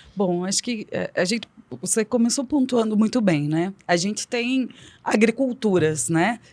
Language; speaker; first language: Portuguese; native; Portuguese